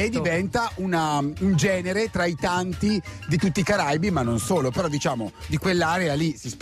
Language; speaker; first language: Italian; native; Italian